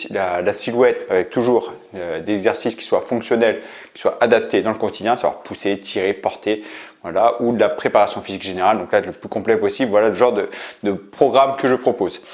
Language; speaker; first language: French; native; French